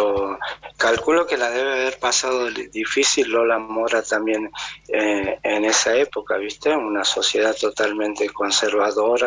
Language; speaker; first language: Spanish; native; Spanish